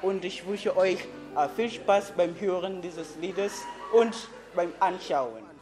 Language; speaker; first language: German; non-native, fluent; Swahili